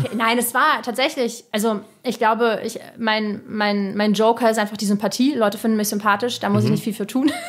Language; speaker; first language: German; early bilingual, other home language; Russian